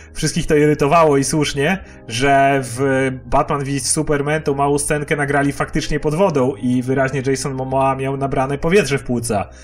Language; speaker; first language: Polish; native; Polish